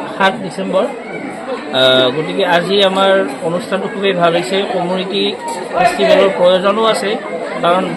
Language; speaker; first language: Assamese; native; Assamese